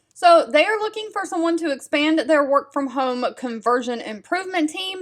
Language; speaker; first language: English; native; English